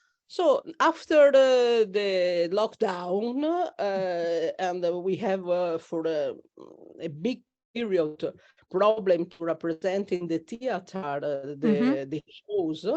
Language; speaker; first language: English; non-native, learner; Italian